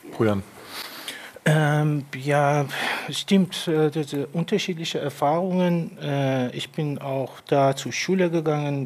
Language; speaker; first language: German; non-native, fluent; Persian